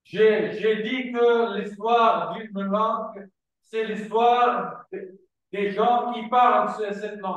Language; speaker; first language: French; non-native, fluent; Arabic